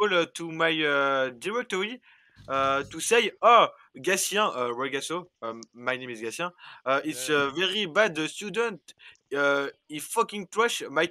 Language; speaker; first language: English; non-native, learner; French